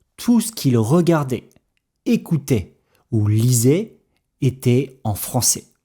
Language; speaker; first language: French; native; French